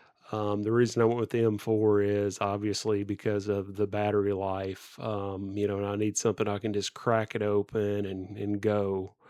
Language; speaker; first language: English; native; English